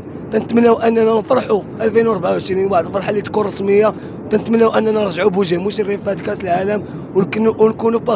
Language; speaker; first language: Arabic; native; Arabic